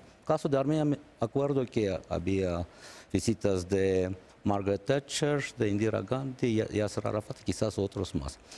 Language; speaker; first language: Spanish; non-native, fluent; Armenian